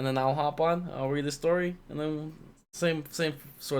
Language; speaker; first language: English; native; English